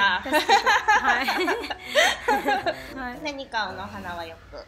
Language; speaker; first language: Japanese; native; Japanese